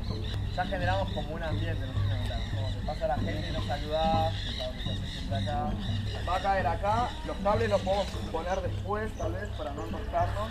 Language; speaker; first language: Spanish; native; Spanish